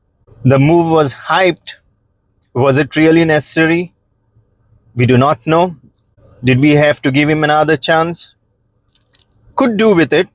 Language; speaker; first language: English; non-native, local second language; Konkani